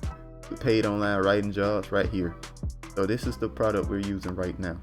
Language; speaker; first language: English; native; English